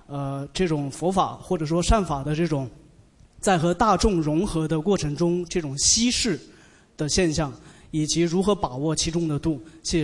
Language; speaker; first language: Chinese; native; Chinese